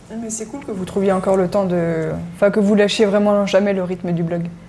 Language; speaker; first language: French; native; French